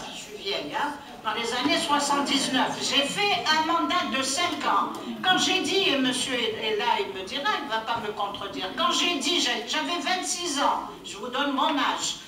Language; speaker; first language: French; non-native, local second language; Kabyle